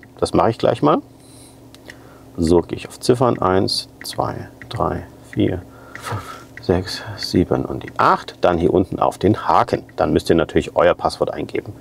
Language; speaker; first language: German; native; German